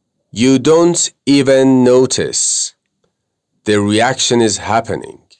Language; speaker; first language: English; non-native, fluent; Persian